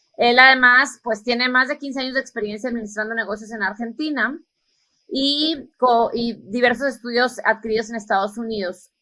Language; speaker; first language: Spanish; native; Spanish